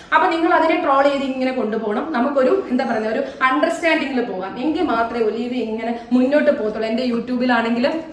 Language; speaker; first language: Malayalam; native; Malayalam